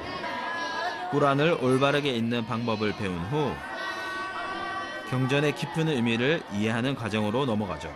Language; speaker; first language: Korean; native; Korean